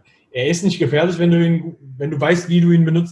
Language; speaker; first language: German; native; German